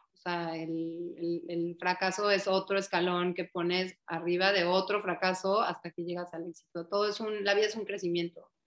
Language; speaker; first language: Spanish; native; Spanish